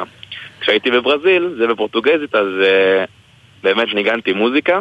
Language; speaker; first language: Portuguese; non-native, learner; Hebrew